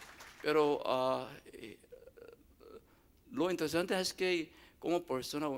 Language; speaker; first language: Spanish; non-native, learner; Korean